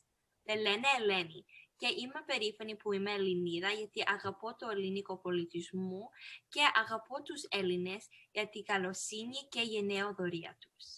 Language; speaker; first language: Greek; early bilingual, heritage; Greek